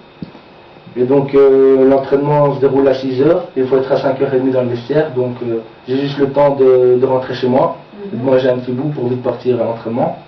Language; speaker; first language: French; native; French